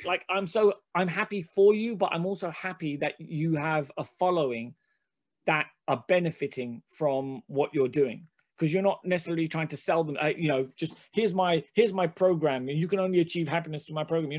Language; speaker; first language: English; non-native, local second language; Hindi